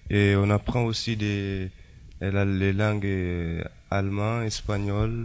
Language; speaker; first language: French; non-native, local second language; Fula